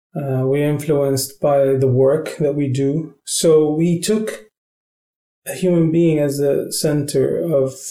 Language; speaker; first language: English; non-native, fluent; Arabic